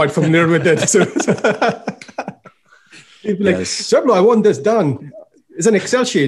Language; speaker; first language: English; non-native, local second language; Punjabi